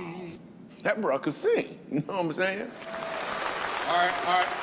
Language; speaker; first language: English; native; English